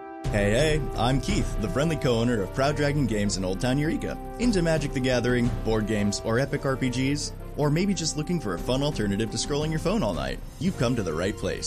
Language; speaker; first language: English; native; English